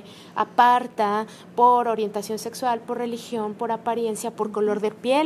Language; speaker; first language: Spanish; native; Spanish